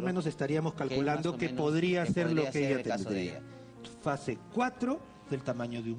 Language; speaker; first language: Spanish; native; Spanish